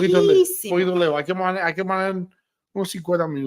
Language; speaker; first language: Spanish; early bilingual, heritage; Spanish